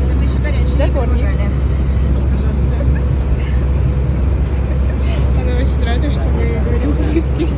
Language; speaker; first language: Russian; non-native, learner; Mongolian